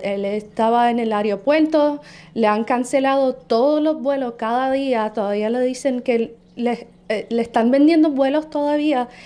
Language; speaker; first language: Spanish; early bilingual, heritage; Spanish